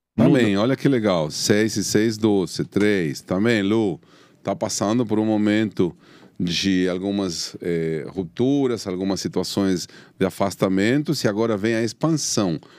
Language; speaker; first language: Portuguese; non-native, fluent; Spanish